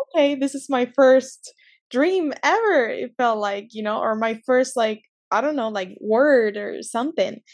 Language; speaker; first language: English; early bilingual, other home language; Spanish